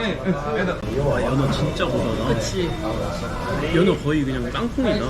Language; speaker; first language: Korean; native; Korean